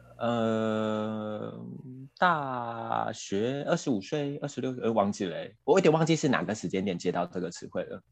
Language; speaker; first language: Chinese; native; Chinese